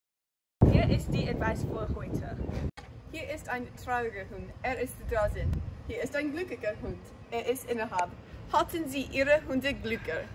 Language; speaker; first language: German; non-native, learner; English